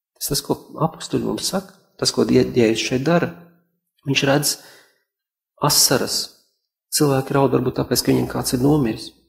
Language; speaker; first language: Latvian; native; Latvian